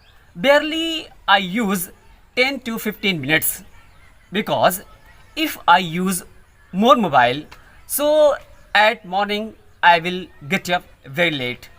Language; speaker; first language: English; non-native, learner; Hindi